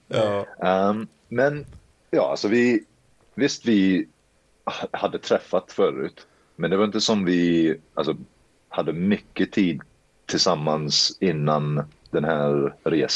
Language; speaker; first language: Swedish; early bilingual, heritage; Swedish